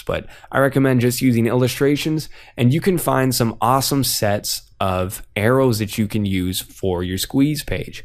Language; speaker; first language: English; native; English